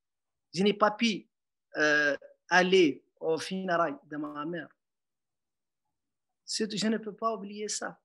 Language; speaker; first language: French; non-native, local second language; Arabic